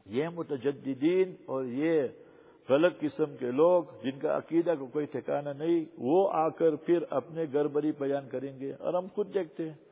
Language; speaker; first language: Urdu; non-native, local second language; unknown